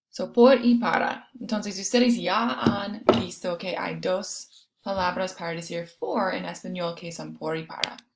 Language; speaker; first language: Spanish; non-native, fluent; English